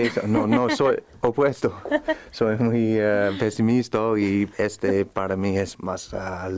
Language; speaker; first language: Spanish; non-native, fluent; English